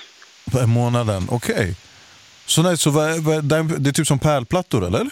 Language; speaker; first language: Swedish; native; Swedish